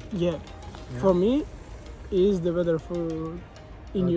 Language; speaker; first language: English; non-native, learner; Spanish